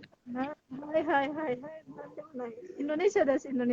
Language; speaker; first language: Japanese; non-native, learner; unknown